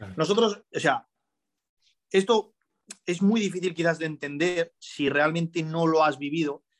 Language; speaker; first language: Spanish; early bilingual, other home language; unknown